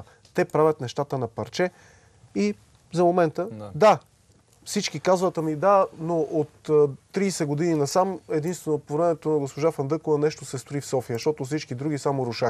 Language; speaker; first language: Bulgarian; native; Bulgarian